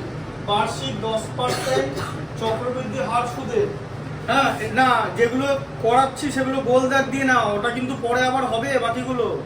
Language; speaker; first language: Bangla; native; Bangla